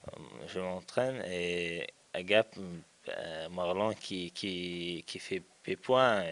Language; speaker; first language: French; non-native, learner; Chechen